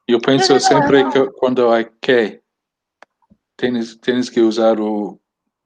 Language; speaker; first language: Spanish; non-native, learner; English